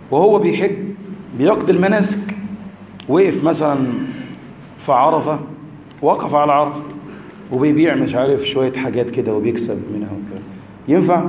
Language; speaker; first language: Arabic; native; Arabic